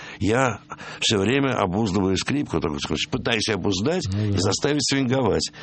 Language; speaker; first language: Russian; native; Russian